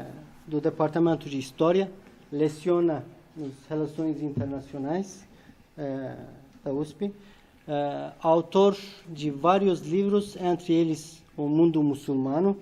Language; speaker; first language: Portuguese; non-native, fluent; Turkish